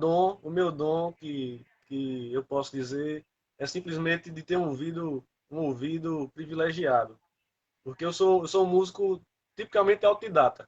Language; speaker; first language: Portuguese; native; Portuguese